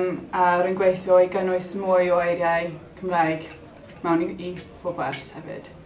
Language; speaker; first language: Welsh; non-native, local second language; English